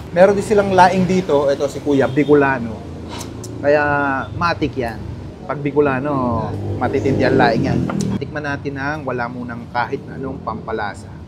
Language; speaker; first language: Filipino; native; Filipino